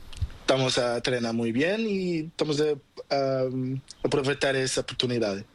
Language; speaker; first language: Spanish; non-native, learner; Portuguese